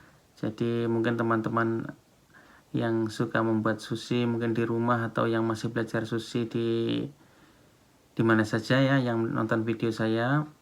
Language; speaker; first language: Indonesian; non-native, local second language; Javanese